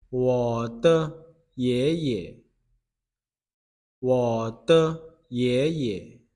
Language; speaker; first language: Chinese; non-native, fluent; Lao